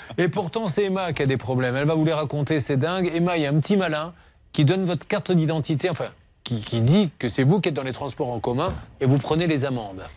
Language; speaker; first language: French; native; French